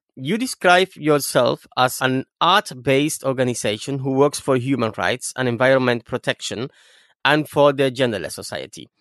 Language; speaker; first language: English; non-native, fluent; Spanish